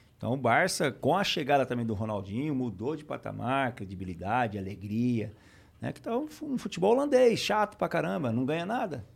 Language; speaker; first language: Portuguese; native; Portuguese